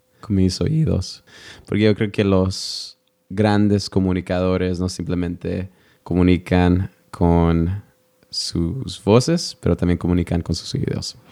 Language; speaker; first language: Spanish; early bilingual, heritage; Spanish